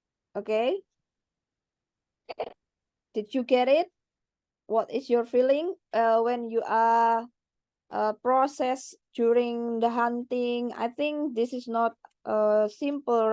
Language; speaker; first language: English; non-native, learner; Indonesian